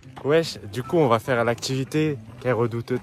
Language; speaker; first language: French; early bilingual, other home language; Turkish